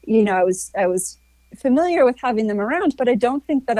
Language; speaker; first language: English; native; English